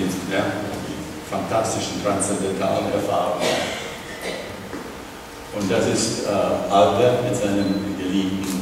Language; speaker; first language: German; non-native, fluent; Czech